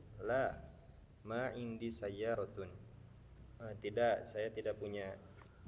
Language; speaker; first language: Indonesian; non-native, learner; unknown